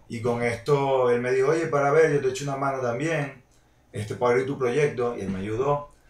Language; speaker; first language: Spanish; native; Spanish